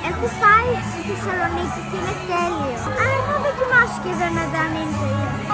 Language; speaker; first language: Greek; early bilingual, heritage; Greek